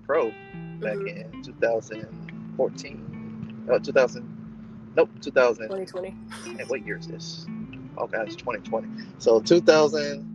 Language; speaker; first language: English; native; English